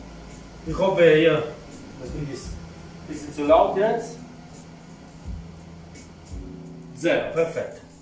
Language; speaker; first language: German; non-native, fluent; Italian